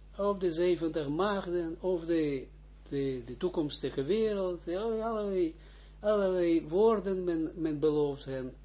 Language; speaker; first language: Dutch; non-native, fluent; Hebrew